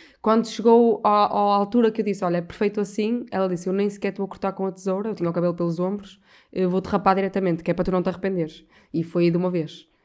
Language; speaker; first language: Portuguese; native; Portuguese